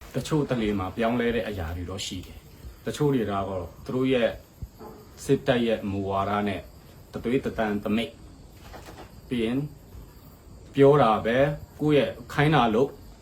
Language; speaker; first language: Burmese; non-native, local second language; Hakha Chin